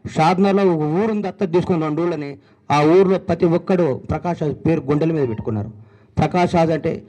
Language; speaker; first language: Telugu; native; Telugu